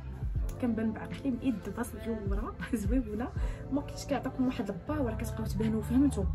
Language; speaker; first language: Arabic; native; Arabic